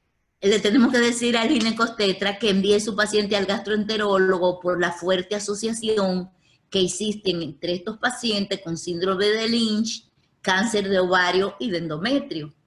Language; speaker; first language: Spanish; native; Spanish